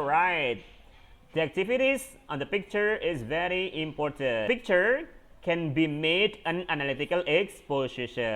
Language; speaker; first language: English; non-native, fluent; Indonesian